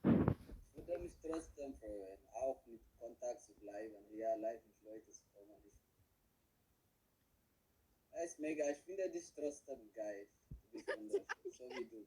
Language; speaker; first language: German; non-native, learner; Tigrinya